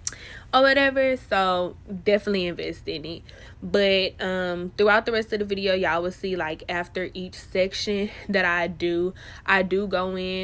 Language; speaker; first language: English; native; English